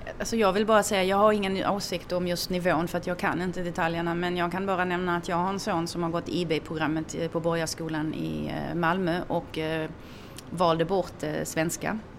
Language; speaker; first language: Swedish; non-native, fluent; German